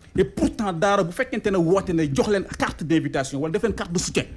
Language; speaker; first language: Wolof; non-native, local second language; Fula